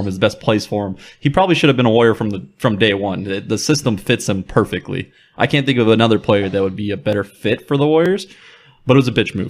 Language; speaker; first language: English; native; English